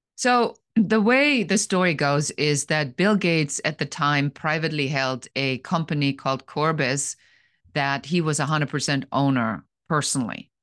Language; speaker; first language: English; non-native, fluent; German